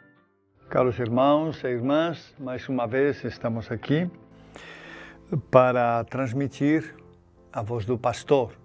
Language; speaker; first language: Portuguese; non-native, fluent; Spanish